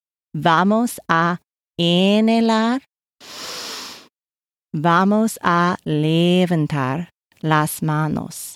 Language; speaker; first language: Spanish; non-native, learner; English